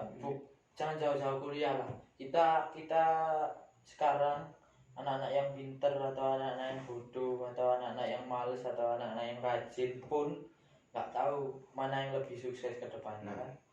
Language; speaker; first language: Indonesian; native; Indonesian